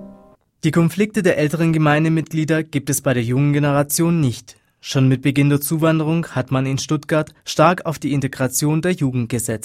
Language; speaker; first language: German; native; German